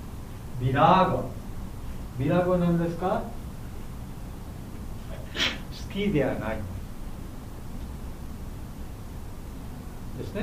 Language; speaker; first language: Japanese; non-native, learner; Bangla